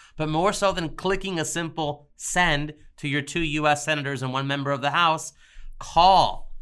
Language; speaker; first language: English; native; English